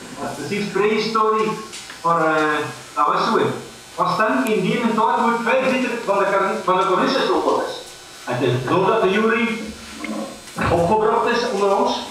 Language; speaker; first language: Dutch; native; Dutch